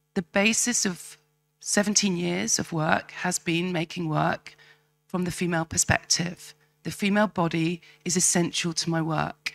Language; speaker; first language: English; native; English